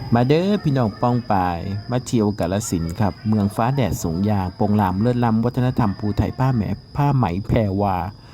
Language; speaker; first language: Thai; native; Thai